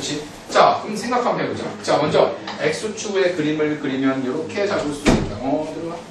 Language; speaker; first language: Korean; native; Korean